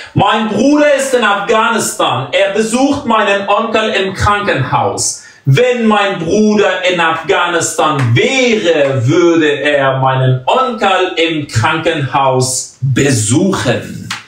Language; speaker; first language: German; non-native, fluent; Persian